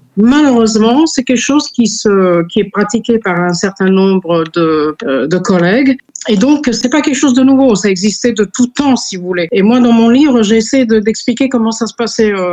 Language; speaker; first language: French; non-native, fluent; Serbian